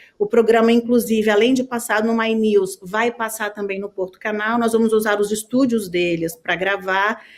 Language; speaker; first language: Portuguese; native; Portuguese